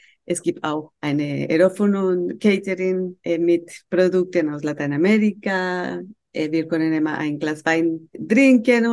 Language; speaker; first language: German; non-native, fluent; Spanish